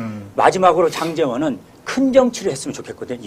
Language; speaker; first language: Korean; native; Korean